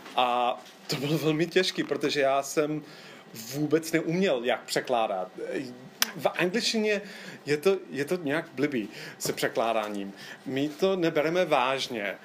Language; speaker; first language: Czech; non-native, fluent; English